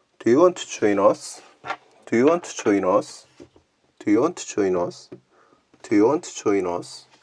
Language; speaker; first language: English; non-native, learner; Korean